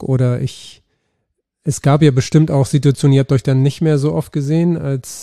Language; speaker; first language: German; native; German